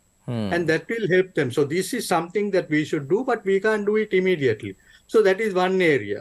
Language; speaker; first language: English; non-native, local second language; Sinhala